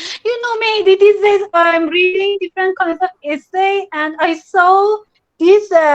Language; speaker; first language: English; non-native, learner; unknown